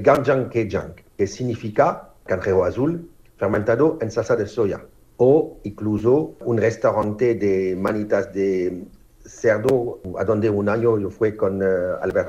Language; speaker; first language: Spanish; non-native, learner; French